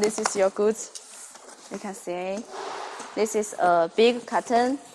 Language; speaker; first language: English; non-native, learner; Chinese